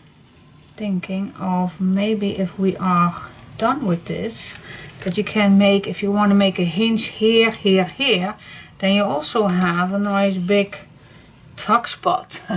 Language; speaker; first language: English; non-native, fluent; Dutch